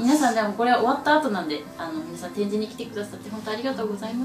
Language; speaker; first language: Japanese; native; Japanese